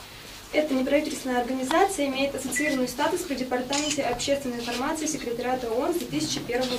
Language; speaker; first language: Russian; native; Russian